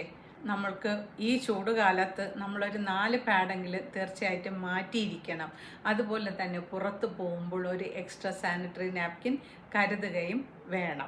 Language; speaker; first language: Malayalam; native; Malayalam